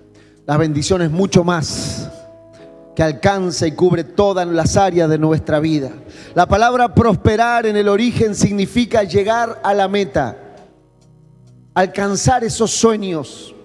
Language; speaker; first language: Spanish; native; Spanish